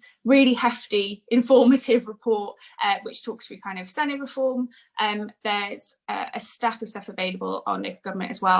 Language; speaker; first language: English; native; English